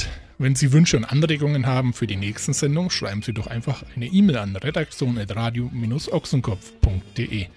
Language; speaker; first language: German; native; German